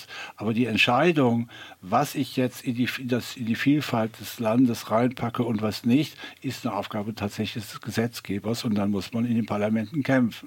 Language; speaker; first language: German; native; German